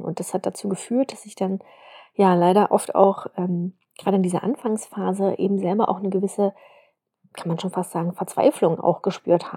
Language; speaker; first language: German; native; German